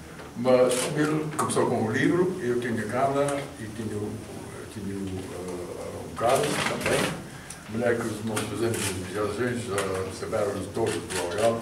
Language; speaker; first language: Portuguese; non-native, learner; English